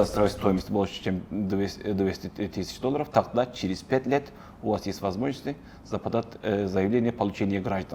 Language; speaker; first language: Russian; non-native, learner; Turkish